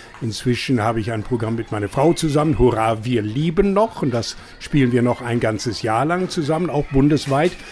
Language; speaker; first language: German; non-native, fluent; English